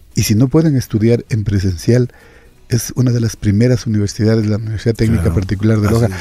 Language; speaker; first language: Spanish; native; Spanish